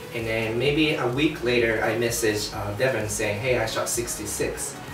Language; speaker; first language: English; non-native, fluent; Japanese